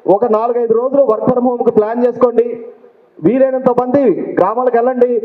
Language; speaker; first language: Telugu; native; Telugu